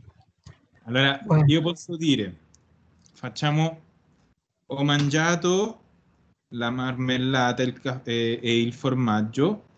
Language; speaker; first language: Italian; non-native, fluent; Spanish